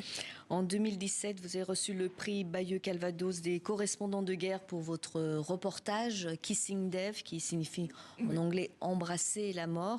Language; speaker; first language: French; native; French